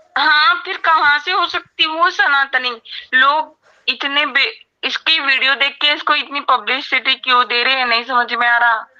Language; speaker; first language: Hindi; native; Hindi